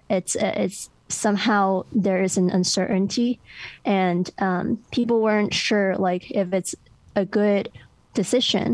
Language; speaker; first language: English; non-native, local second language; Cantonese